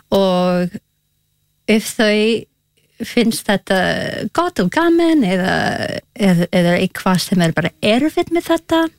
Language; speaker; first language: Icelandic; non-native, learner; Spanish